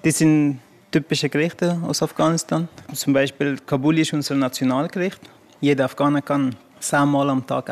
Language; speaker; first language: German; non-native, fluent; Persian